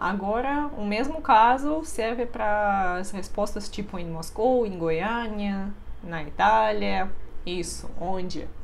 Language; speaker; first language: Portuguese; non-native, fluent; Russian